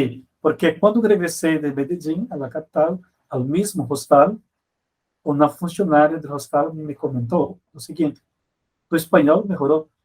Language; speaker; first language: Spanish; non-native, fluent; Portuguese